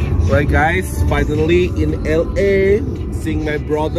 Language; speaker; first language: English; non-native, fluent; Indonesian